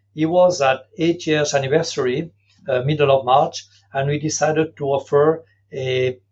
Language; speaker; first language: English; non-native, fluent; French